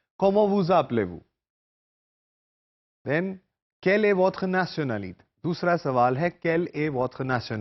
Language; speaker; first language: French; non-native, fluent; Urdu